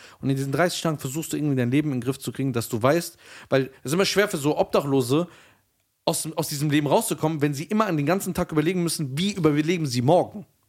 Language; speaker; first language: German; early bilingual, other home language; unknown